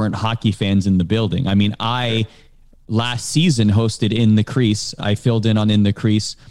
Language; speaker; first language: English; native; English